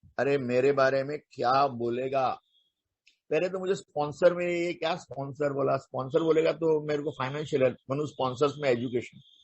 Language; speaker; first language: Hindi; non-native, local second language; Marathi